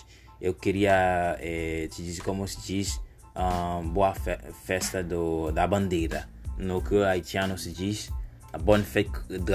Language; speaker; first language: Portuguese; non-native, learner; Haitian Creole